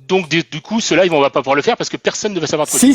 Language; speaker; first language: French; native; French